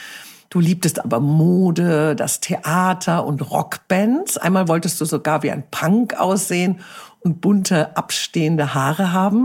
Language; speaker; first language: German; native; German